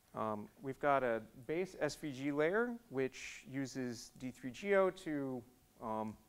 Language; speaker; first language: English; native; English